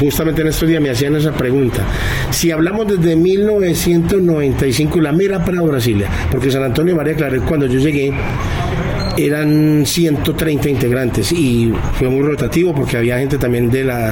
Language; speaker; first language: Spanish; native; Spanish